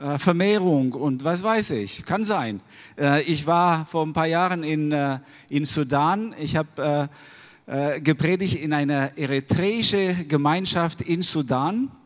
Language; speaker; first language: German; non-native, fluent; Albanian